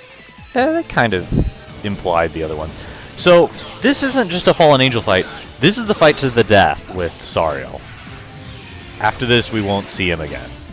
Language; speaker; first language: English; native; English